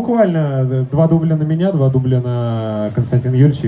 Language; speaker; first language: Russian; native; Russian